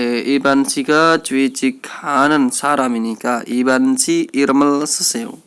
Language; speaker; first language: Korean; non-native, learner; Indonesian